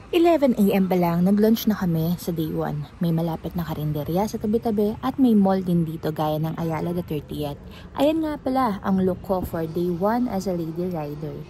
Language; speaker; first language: Filipino; native; Filipino